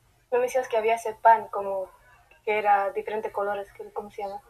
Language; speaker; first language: Spanish; early bilingual, heritage; Spanish